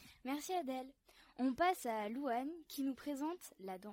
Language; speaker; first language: French; native; French